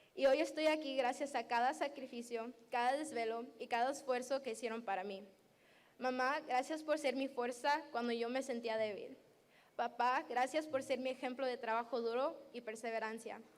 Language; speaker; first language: Spanish; early bilingual, heritage; Spanish